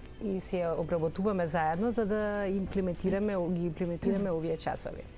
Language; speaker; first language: Macedonian; non-native, local second language; Albanian